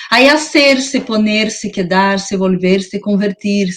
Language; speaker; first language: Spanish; non-native, learner; Portuguese